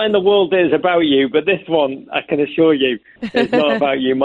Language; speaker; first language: English; native; English